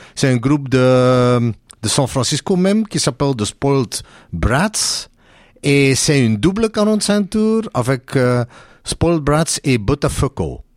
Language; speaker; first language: French; non-native, local second language; Dutch